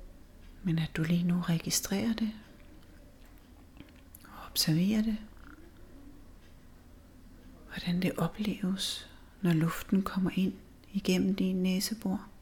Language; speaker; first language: Danish; native; Danish